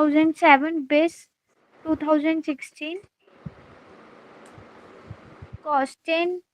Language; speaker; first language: German; non-native, learner; Hindi